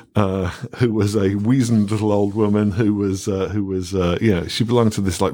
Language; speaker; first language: English; native; English